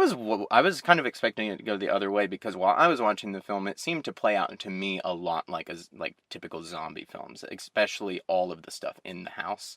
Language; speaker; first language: English; native; English